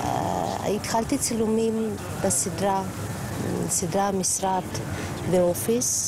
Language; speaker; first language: Hebrew; non-native, local second language; Russian